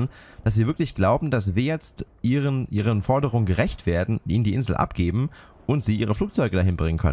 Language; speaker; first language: German; native; German